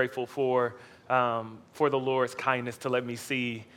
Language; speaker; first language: English; native; English